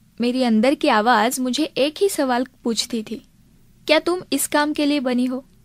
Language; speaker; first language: Hindi; non-native, local second language; Marathi